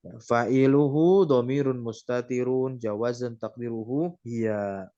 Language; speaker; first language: Arabic; non-native, fluent; Indonesian